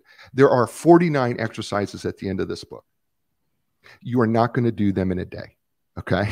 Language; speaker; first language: English; native; English